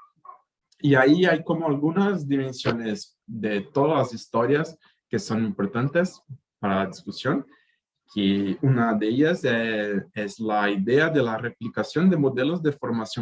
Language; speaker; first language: Spanish; native; Spanish